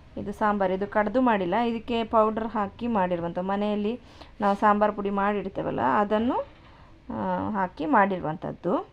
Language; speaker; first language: Kannada; non-native, local second language; Tulu